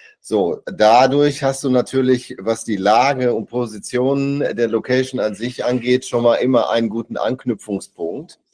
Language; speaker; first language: German; native; German